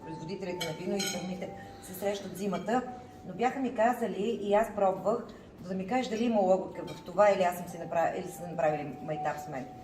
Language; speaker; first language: Bulgarian; native; Bulgarian